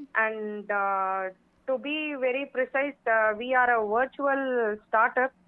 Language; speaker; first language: English; non-native, local second language; Tamil